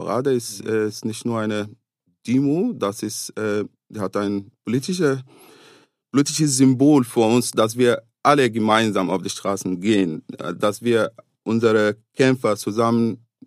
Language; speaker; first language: German; non-native, fluent; Arabic